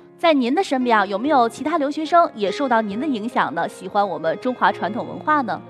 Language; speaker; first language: Chinese; native; Chinese